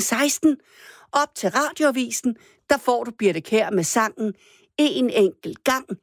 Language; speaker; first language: Danish; native; Danish